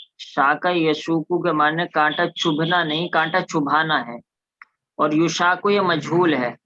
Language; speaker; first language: Urdu; native; Urdu